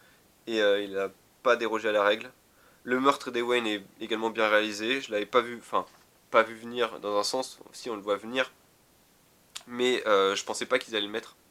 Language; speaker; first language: French; native; French